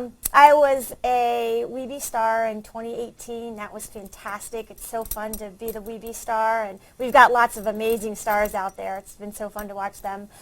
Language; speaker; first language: English; native; English